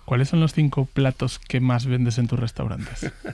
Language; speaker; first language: Spanish; native; Spanish